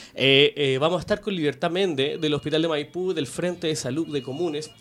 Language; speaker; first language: Spanish; native; Spanish